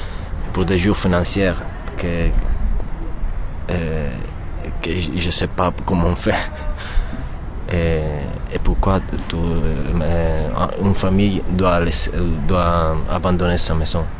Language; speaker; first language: French; non-native, learner; Italian